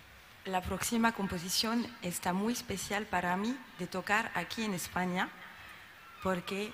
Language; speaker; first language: Spanish; non-native, learner; French